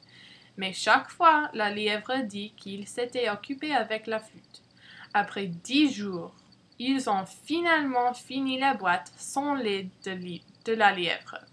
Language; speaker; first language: French; non-native, learner; English